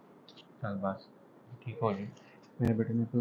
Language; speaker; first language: Turkish; non-native, learner; Urdu